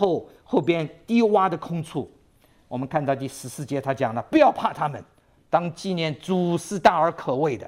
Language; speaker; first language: Chinese; native; Chinese